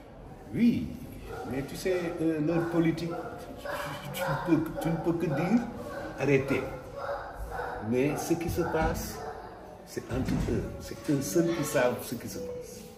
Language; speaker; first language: French; non-native, local second language; Wolof